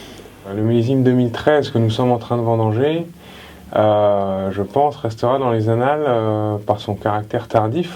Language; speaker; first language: French; native; French